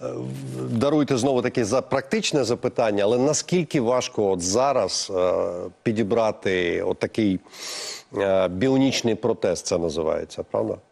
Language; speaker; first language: Ukrainian; native; Ukrainian